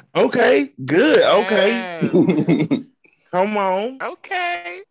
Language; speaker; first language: English; native; English